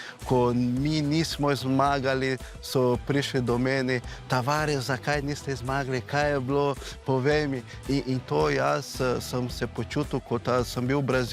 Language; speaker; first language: Slovenian; non-native, fluent; Portuguese